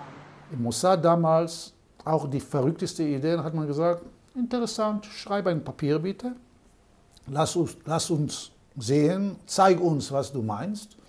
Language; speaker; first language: German; non-native, fluent; Hebrew